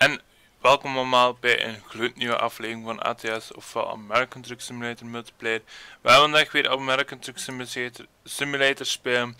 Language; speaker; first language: Dutch; native; Dutch